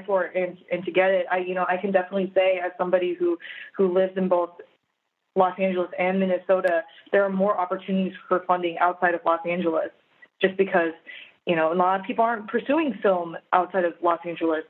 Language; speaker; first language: English; native; English